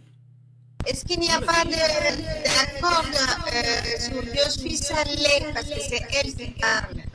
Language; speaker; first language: French; non-native, fluent; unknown